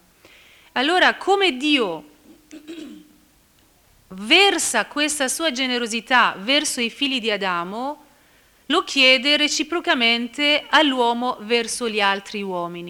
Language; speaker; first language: Italian; non-native, fluent; Persian